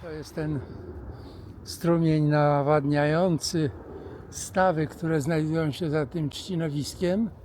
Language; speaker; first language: Polish; native; Polish